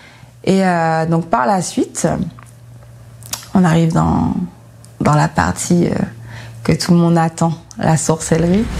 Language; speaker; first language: French; native; French